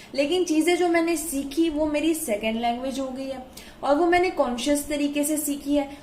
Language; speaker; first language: Hindi; native; Hindi